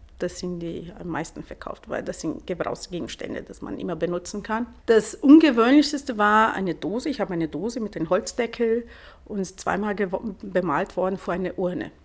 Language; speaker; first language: German; non-native, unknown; Portuguese